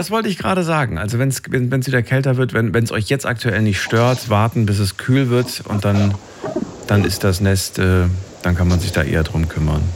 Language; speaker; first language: German; native; German